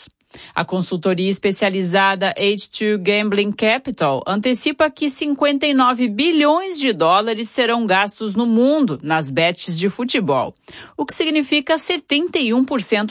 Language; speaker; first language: Portuguese; native; Portuguese